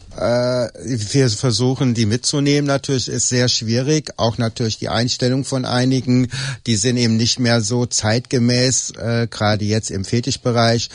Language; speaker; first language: German; native; German